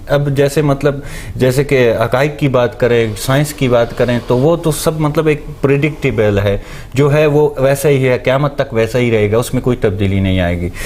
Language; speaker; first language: Urdu; non-native, local second language; Northern Hindko